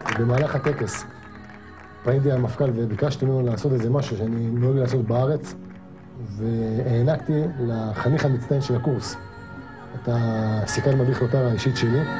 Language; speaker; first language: Hebrew; native; Hebrew